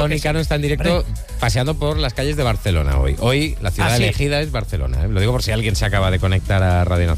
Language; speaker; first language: Spanish; native; Spanish